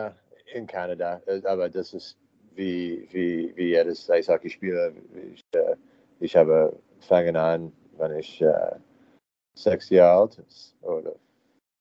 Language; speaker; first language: German; non-native, learner; English